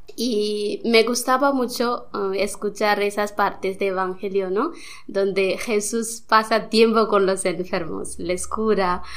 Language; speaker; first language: Spanish; non-native, fluent; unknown